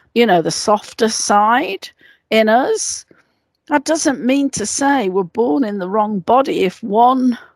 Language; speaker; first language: English; native; English